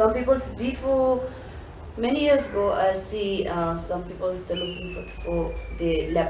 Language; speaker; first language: English; non-native, learner; Tibetan